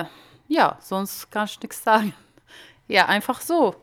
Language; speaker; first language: German; non-native, learner; Arabic